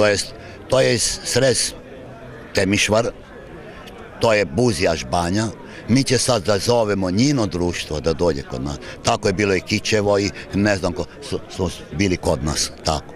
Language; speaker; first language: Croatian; early bilingual, heritage; Serbian